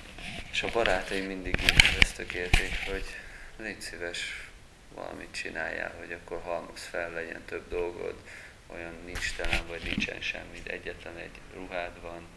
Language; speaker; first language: Hungarian; native; Hungarian